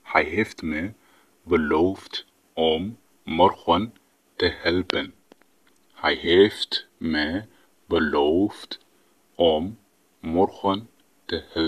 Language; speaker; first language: Dutch; non-native, fluent; Tigrinya